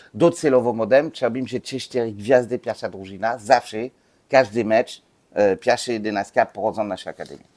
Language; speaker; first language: Polish; non-native, learner; French